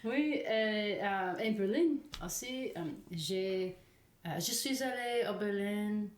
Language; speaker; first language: French; non-native, learner; English